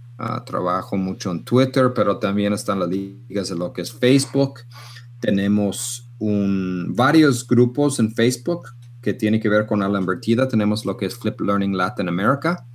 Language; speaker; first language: Spanish; non-native, fluent; English